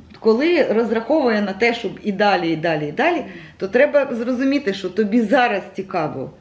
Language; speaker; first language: Ukrainian; native; Ukrainian